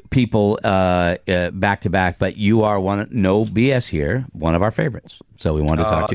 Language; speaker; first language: English; native; English